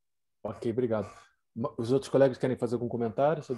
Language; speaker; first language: Portuguese; native; Portuguese